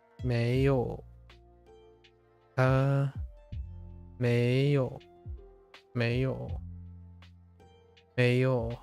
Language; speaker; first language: Chinese; non-native, learner; English